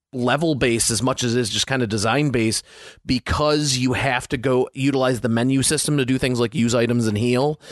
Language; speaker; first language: English; native; English